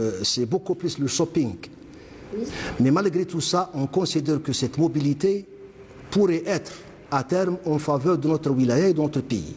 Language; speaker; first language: French; non-native, local second language; Arabic